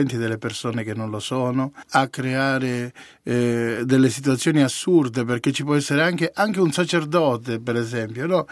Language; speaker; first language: Italian; native; Italian